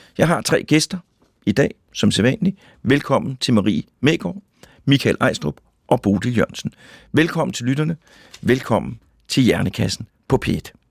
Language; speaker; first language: Danish; native; Danish